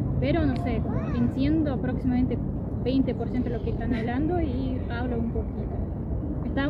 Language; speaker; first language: Spanish; non-native, fluent; Russian